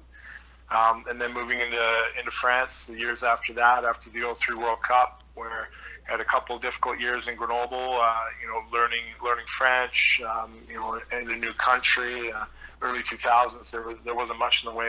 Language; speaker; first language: English; native; English